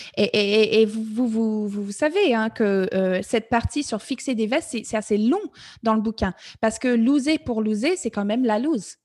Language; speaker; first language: French; non-native, fluent; English